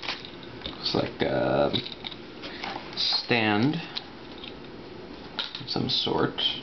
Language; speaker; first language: English; native; English